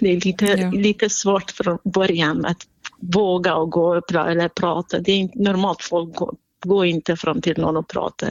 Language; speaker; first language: Swedish; non-native, fluent; Kurdish